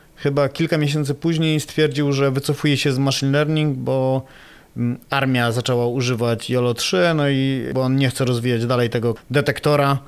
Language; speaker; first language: Polish; native; Polish